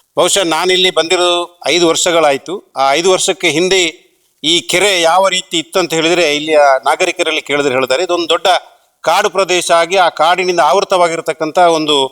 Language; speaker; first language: Kannada; native; Kannada